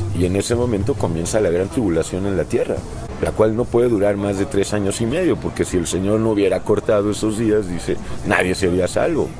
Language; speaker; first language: Spanish; native; Spanish